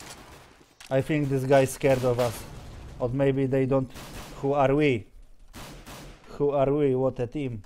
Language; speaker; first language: English; non-native, learner; Polish